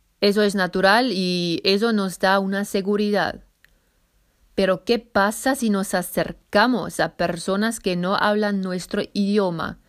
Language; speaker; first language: Spanish; non-native, fluent; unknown